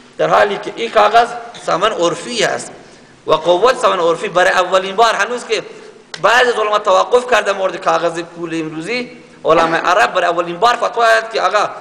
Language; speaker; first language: Persian; native; Persian